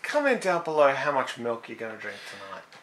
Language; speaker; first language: English; native; English